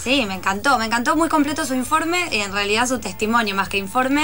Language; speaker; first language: Spanish; native; Spanish